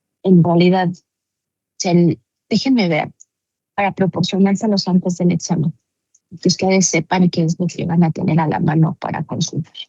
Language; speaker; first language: Spanish; native; Spanish